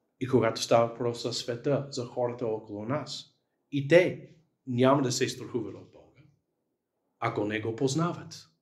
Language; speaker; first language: Bulgarian; non-native, fluent; English